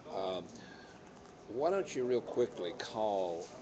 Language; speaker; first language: English; native; English